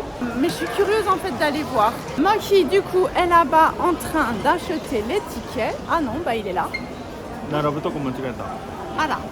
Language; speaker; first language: French; native; French